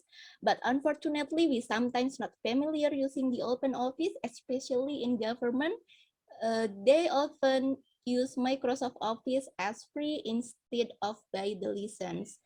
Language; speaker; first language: English; non-native, learner; Indonesian